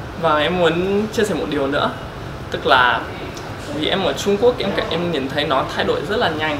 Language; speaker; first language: Vietnamese; non-native, fluent; English